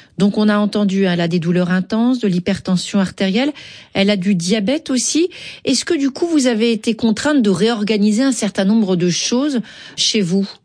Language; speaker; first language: French; native; French